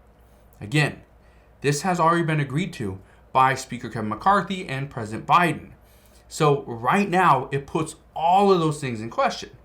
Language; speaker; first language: English; native; English